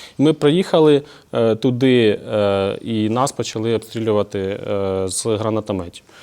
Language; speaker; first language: Ukrainian; native; Ukrainian